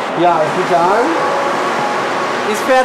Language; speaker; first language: German; native; German